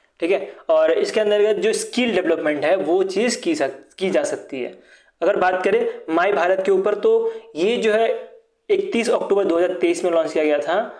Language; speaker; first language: Hindi; non-native, local second language; Assamese